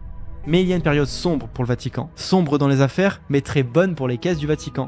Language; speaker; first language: French; native; French